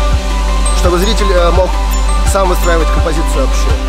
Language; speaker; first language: Russian; native; Russian